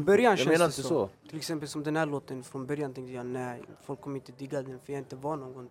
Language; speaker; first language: Swedish; early bilingual, other home language; Albanian